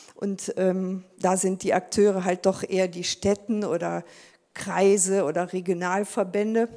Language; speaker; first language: German; native; German